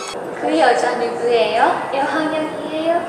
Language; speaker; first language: Korean; non-native, learner; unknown